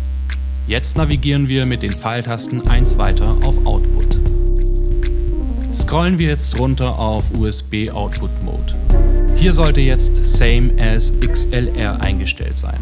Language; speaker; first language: German; native; German